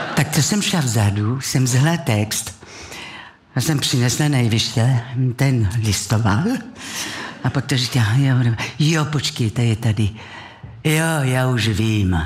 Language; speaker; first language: Czech; non-native, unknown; French